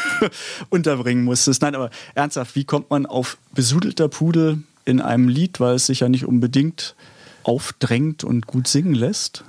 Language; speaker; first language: German; native; German